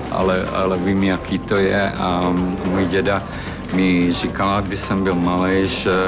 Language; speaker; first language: Czech; non-native, local second language; Slovak